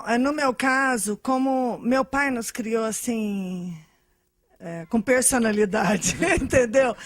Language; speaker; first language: Portuguese; early bilingual, other home language; Arabic